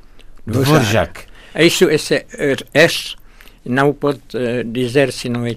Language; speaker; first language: Portuguese; non-native, fluent; Czech